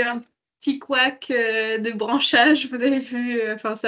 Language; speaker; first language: French; native; French